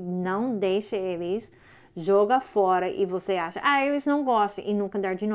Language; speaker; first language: Portuguese; non-native, learner; English